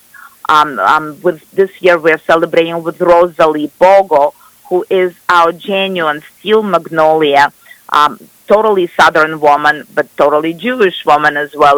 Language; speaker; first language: English; non-native, fluent; Russian